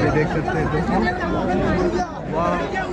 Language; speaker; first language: Hindi; non-native, local second language; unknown